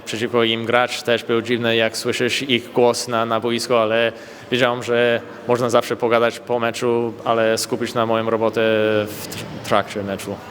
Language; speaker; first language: Polish; early bilingual, heritage; English